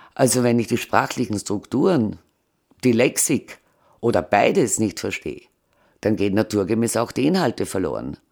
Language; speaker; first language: German; native; German